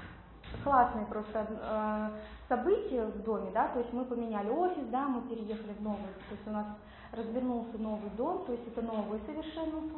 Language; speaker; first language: Russian; native; Russian